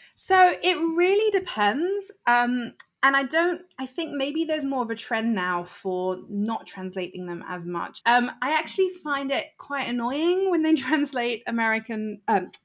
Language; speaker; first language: English; native; English